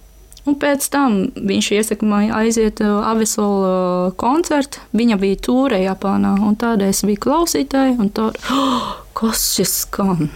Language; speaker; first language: Latvian; non-native, learner; Japanese